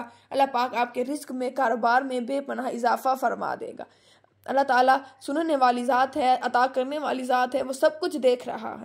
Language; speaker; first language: Urdu; native; Urdu